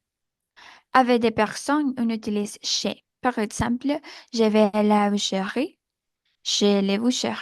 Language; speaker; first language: French; non-native, learner; Spanish